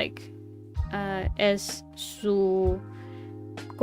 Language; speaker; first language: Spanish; non-native, learner; English